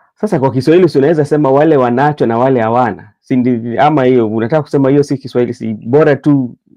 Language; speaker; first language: Swahili; non-native, local second language; Luo (Kenya and Tanzania)